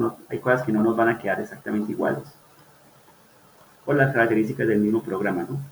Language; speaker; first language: Spanish; native; Spanish